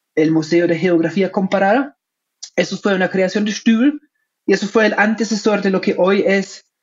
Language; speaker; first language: Spanish; non-native, fluent; German